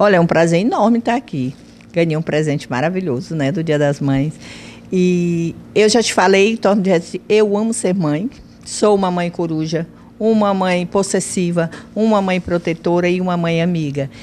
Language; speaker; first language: Portuguese; native; Portuguese